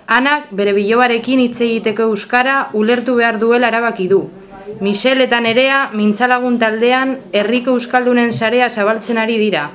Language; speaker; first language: Basque; non-native, local second language; Spanish